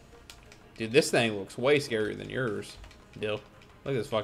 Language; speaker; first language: English; native; English